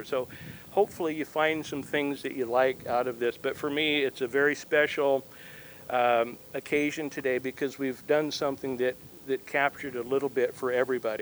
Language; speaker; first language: English; native; English